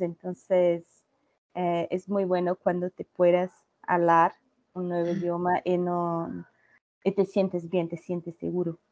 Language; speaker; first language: Spanish; non-native, learner; Portuguese